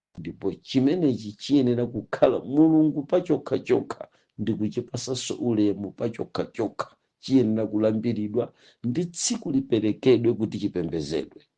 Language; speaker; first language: Nyanja; native; Nyanja